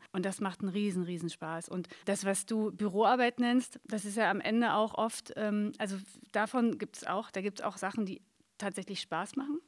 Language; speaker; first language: German; native; German